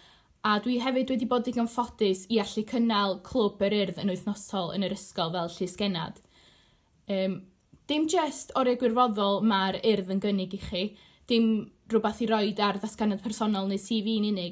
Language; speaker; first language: Welsh; native; Welsh